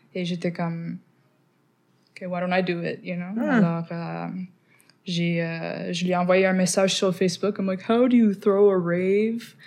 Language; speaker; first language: French; non-native, fluent; English